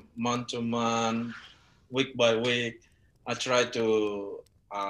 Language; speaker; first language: English; non-native, learner; Indonesian